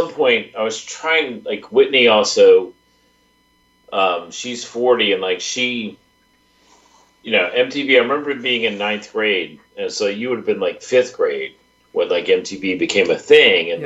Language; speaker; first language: English; native; English